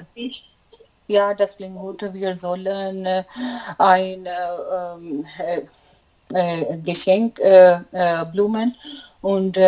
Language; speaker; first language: German; non-native, learner; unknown